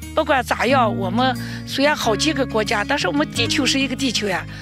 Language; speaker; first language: Chinese; native; Chinese